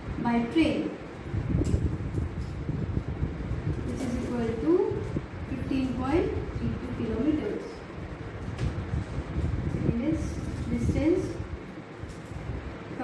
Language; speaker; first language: English; non-native, local second language; Hindi